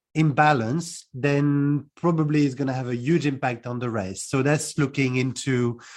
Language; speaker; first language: English; non-native, fluent; French